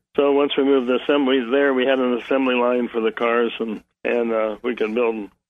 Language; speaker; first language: English; native; English